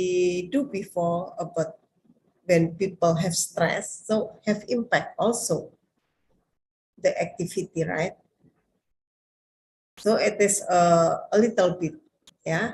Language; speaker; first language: English; non-native, learner; Indonesian